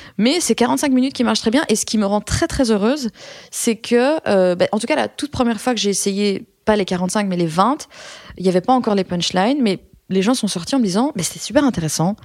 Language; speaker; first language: French; early bilingual, other home language; Persian